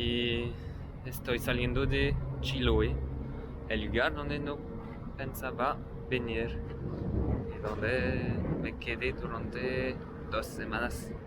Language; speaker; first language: Spanish; non-native, learner; French